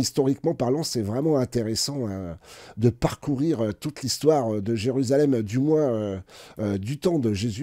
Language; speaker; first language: French; native; French